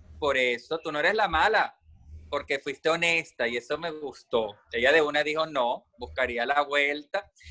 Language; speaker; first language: Spanish; native; Spanish